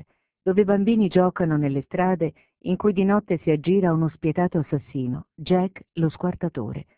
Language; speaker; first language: Italian; native; Italian